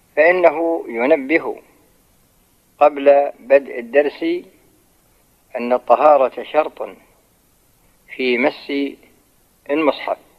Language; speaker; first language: Arabic; native; Arabic